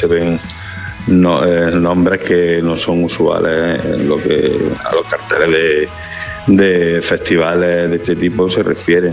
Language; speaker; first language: Spanish; native; Spanish